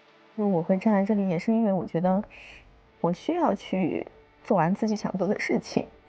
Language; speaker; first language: Chinese; native; Chinese